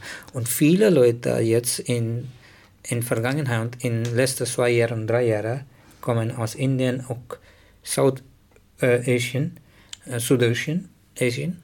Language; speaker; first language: German; non-native, learner; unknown